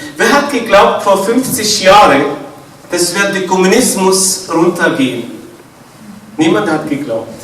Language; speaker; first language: German; non-native, fluent; Arabic